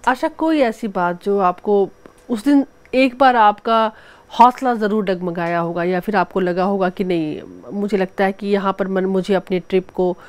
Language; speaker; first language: Hindi; native; Hindi